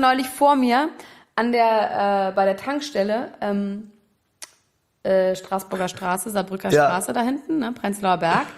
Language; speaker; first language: German; native; German